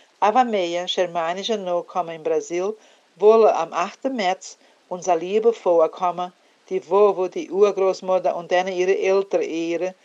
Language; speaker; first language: German; early bilingual, heritage; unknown